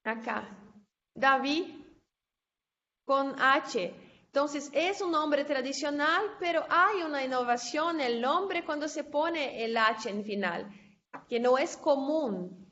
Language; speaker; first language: Spanish; non-native, fluent; Portuguese